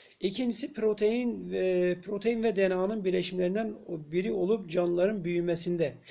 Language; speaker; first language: Turkish; native; Turkish